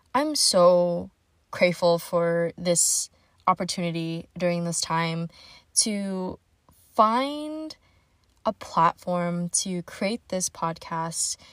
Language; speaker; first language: English; native; English